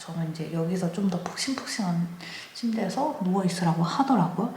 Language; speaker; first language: Korean; native; Korean